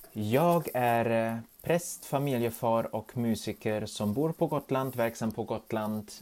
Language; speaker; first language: Swedish; non-native, fluent; German